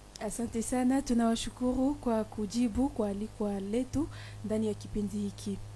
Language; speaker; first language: Swahili; native; Swahili